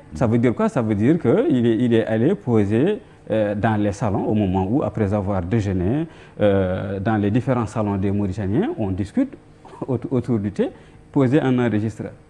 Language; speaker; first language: French; non-native, local second language; Fula